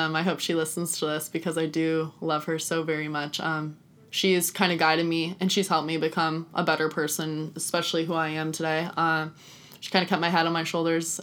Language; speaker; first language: English; native; English